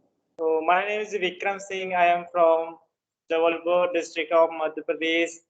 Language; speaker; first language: English; non-native, learner; Hindi